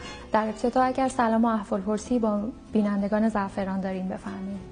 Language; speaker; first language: Persian; native; Persian